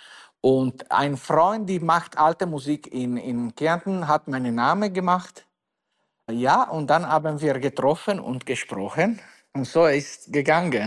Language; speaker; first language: German; non-native, learner; Italian